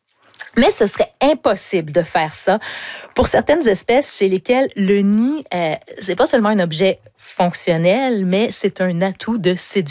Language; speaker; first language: French; native; French